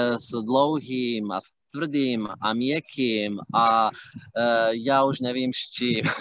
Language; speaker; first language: Czech; non-native, fluent; Bosnian